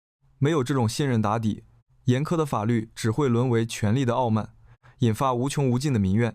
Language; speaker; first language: Chinese; native; Chinese